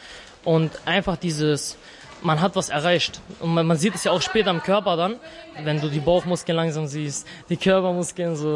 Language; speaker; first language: German; native; German